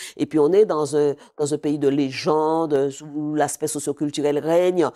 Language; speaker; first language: French; native; French